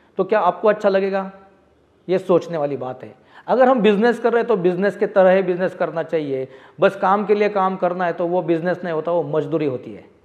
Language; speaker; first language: Hindi; non-native, local second language; Marathi